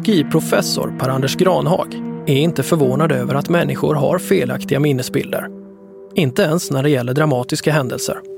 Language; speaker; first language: Swedish; native; Swedish